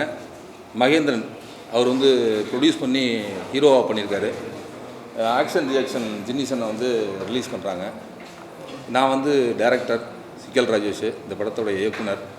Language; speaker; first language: Tamil; native; Tamil